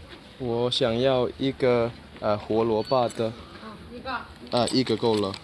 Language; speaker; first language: Chinese; non-native, learner; English